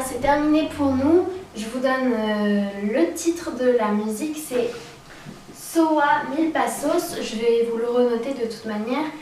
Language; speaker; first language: French; native; French